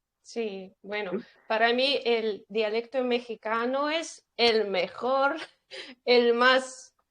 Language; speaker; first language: Spanish; non-native, fluent; Russian